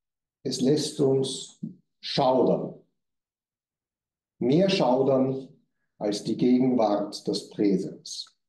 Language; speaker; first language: German; native; German